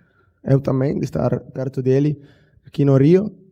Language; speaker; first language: Portuguese; non-native, fluent; Italian